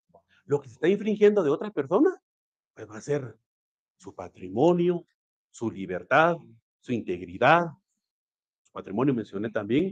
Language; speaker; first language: Spanish; native; Spanish